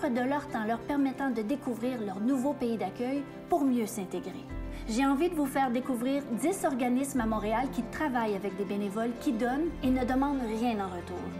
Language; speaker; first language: French; native; French